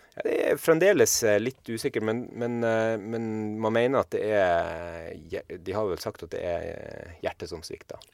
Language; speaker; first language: Norwegian; native; Norwegian